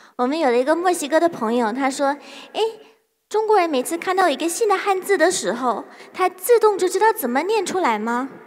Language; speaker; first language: Chinese; non-native, fluent; English